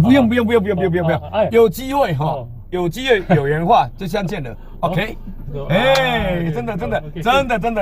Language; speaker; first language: Chinese; native; Chinese